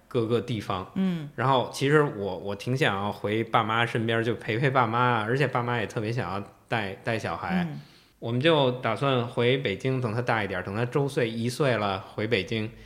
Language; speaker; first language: Chinese; native; Chinese